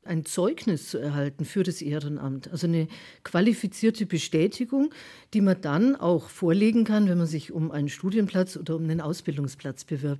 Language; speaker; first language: German; native; German